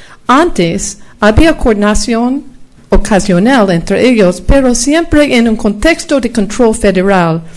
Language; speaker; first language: Spanish; non-native, fluent; English